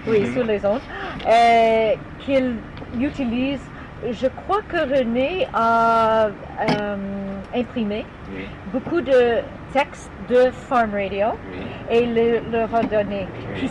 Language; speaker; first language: French; non-native, learner; English